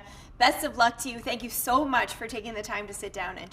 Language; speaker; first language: English; native; English